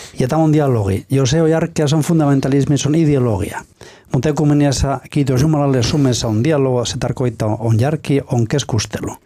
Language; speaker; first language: Finnish; non-native, fluent; Spanish